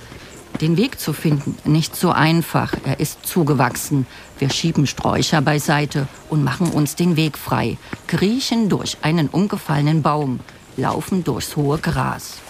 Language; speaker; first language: German; native; German